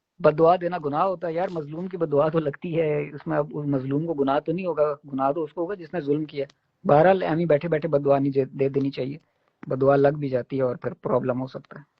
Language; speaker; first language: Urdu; native; Urdu